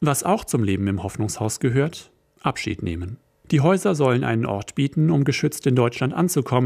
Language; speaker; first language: German; native; German